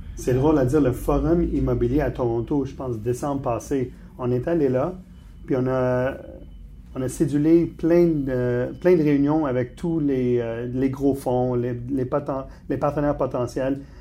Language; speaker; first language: French; native; French